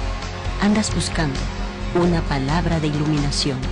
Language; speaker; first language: Spanish; native; Spanish